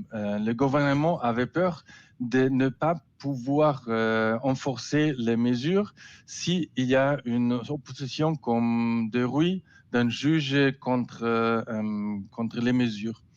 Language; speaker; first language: French; non-native, learner; German